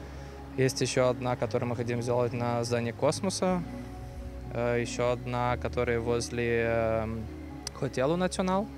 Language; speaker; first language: Russian; non-native, local second language; Romanian